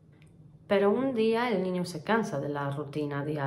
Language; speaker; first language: Spanish; non-native, fluent; Polish